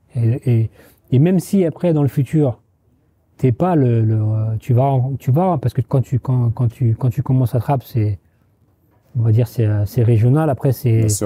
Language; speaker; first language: French; native; French